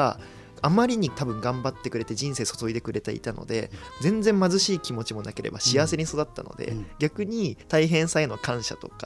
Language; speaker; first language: Japanese; native; Japanese